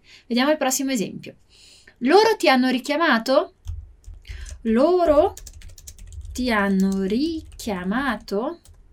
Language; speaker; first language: Italian; non-native, fluent; Portuguese